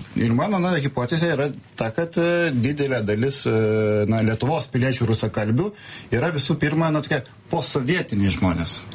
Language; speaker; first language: Lithuanian; native; Lithuanian